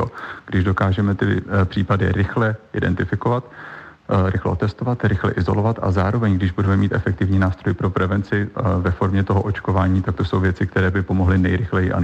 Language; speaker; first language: Czech; native; Czech